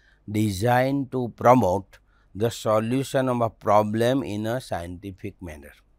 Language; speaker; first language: English; non-native, local second language; Gujarati